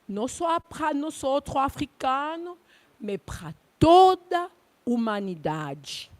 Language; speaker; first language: Portuguese; non-native, learner; Luba-Lulua